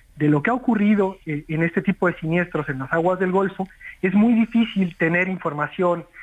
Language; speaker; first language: Spanish; native; Spanish